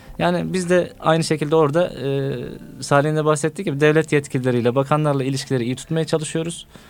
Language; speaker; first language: Turkish; native; Turkish